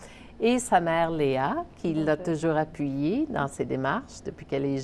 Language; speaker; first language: French; native; French